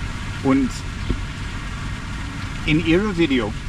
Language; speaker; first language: German; non-native, learner; English